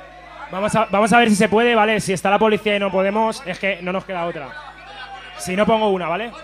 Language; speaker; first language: Spanish; native; Spanish